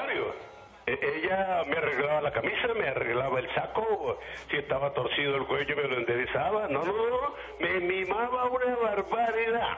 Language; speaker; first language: Spanish; native; Spanish